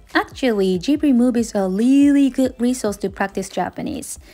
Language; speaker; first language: English; non-native, fluent; Japanese